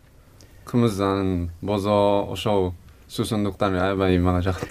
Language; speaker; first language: Kyrgyz; non-native, fluent; Japanese